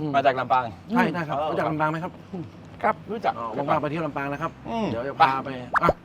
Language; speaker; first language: Thai; non-native, fluent; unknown